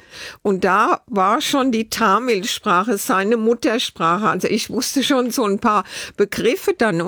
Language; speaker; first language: German; native; German